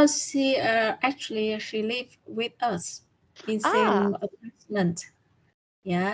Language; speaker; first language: English; non-native, learner; Vietnamese